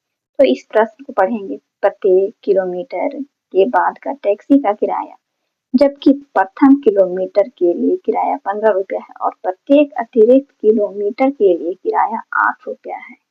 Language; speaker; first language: Hindi; native; Hindi